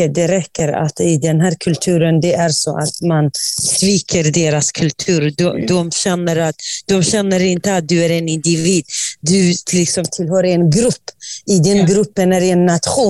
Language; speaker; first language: Swedish; non-native, fluent; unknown